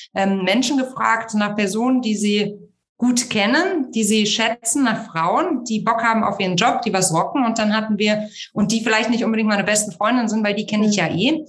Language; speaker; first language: German; native; German